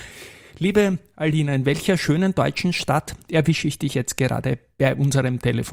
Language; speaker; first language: German; native; German